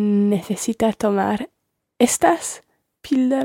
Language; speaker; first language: Spanish; non-native, learner; English